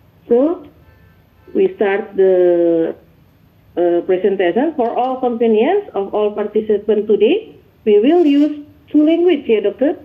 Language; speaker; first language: English; non-native, learner; Indonesian